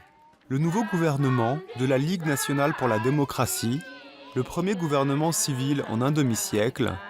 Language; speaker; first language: French; native; French